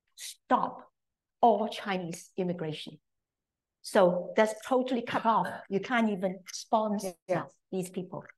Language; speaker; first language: English; non-native, local second language; Cantonese